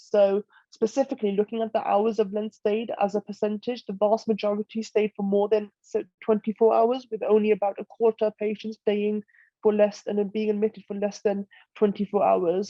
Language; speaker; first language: English; native; English